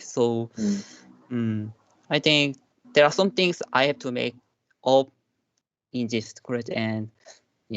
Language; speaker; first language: English; non-native, learner; Korean